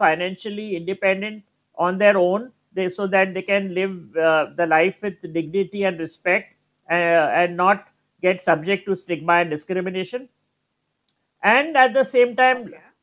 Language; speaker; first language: English; non-native, local second language; Gujarati